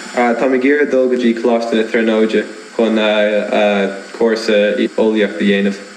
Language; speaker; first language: Irish; non-native, local second language; English